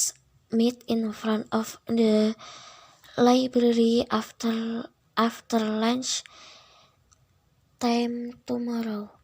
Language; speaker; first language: English; non-native, learner; Indonesian